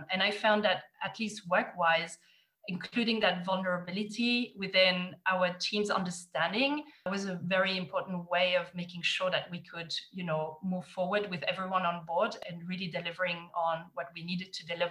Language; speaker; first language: English; non-native, fluent; German